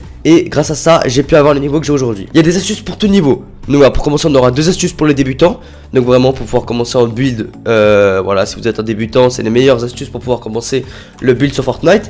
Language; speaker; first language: French; native; French